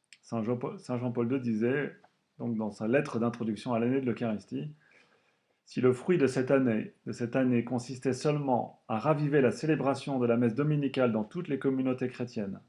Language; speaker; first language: French; native; French